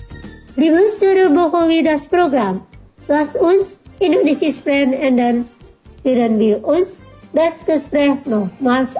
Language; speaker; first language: German; non-native, fluent; Indonesian